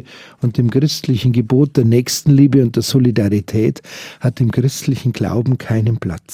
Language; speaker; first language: German; native; German